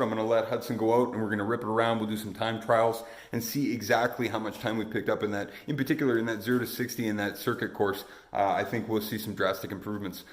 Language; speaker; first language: English; native; English